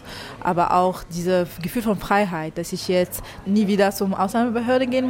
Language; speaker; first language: German; non-native, fluent; Arabic